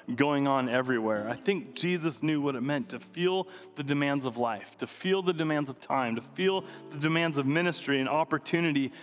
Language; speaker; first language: English; native; English